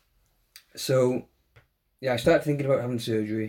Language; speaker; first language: English; native; English